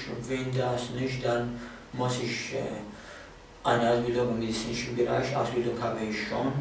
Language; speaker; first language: German; non-native, fluent; Arabic